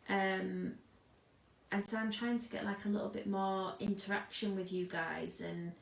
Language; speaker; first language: English; native; English